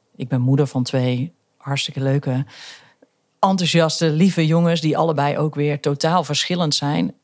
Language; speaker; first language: Dutch; native; Dutch